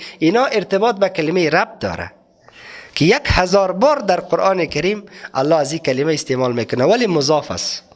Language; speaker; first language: Persian; native; Persian